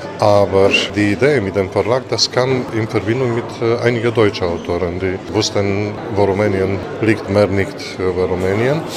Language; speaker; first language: German; non-native, fluent; Romanian